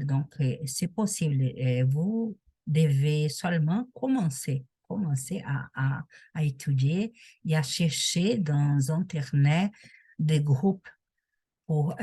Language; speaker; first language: French; non-native, learner; Portuguese